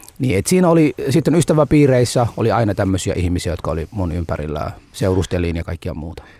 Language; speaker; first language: Finnish; non-native, fluent; Somali